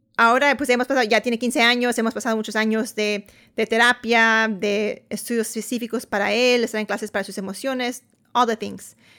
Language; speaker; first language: Spanish; early bilingual, heritage; Spanish